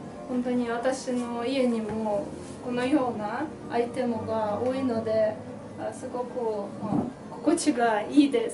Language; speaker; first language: Japanese; non-native, fluent; Russian